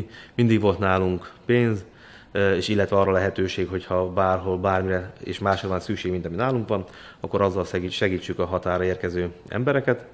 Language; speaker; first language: Hungarian; native; Hungarian